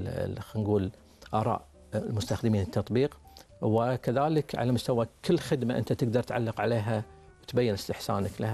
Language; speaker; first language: Arabic; native; Arabic